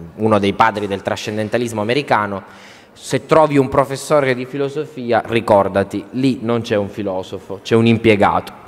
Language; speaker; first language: Italian; native; Italian